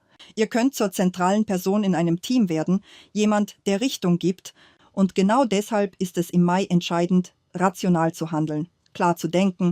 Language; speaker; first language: German; native; German